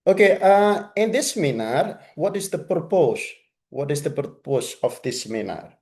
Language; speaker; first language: English; non-native, fluent; Indonesian